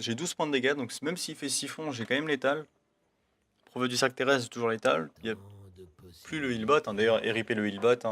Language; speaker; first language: French; native; French